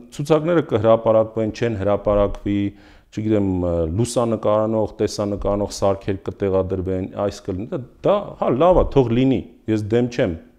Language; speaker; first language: Armenian; native; Armenian